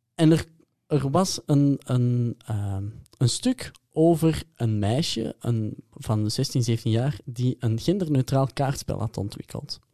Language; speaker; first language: Dutch; native; Dutch